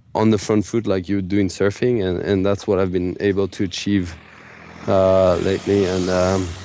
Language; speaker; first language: English; non-native, fluent; French